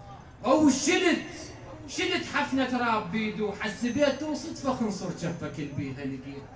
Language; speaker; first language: Arabic; native; Arabic